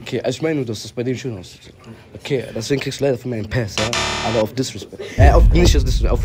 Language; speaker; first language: German; native; German